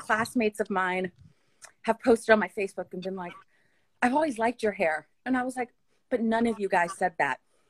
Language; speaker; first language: English; native; English